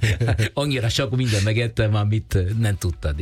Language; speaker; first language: Hungarian; non-native, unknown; Italian